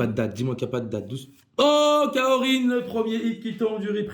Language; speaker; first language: French; native; French